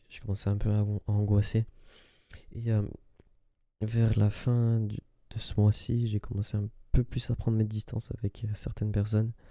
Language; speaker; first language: French; early bilingual, other home language; Arabic